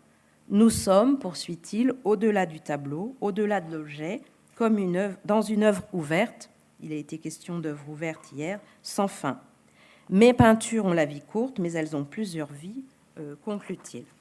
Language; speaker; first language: French; native; French